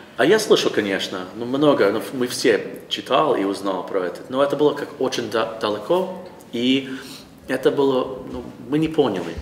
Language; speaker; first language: Russian; non-native, learner; English